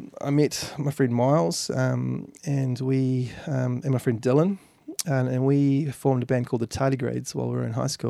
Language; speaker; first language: English; native; English